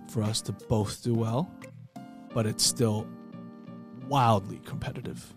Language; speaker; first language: English; non-native, fluent; Chinese